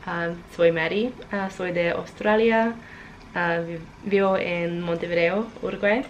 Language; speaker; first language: Spanish; non-native, learner; English